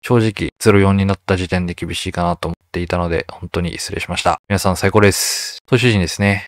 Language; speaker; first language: Japanese; native; Japanese